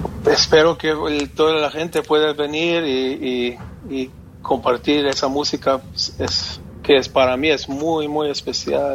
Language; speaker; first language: Spanish; non-native, fluent; Hebrew